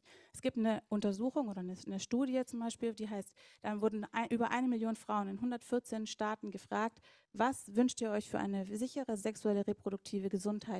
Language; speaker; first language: German; native; German